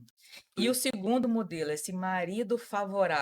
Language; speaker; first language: Portuguese; native; Portuguese